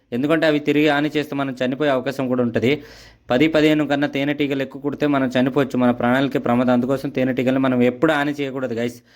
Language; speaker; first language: Telugu; native; Telugu